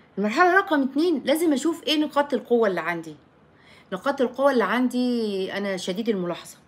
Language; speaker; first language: Arabic; native; Arabic